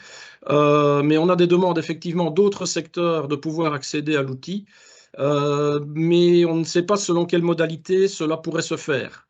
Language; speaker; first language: French; native; French